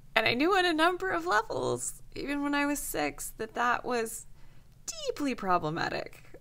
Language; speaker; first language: English; native; English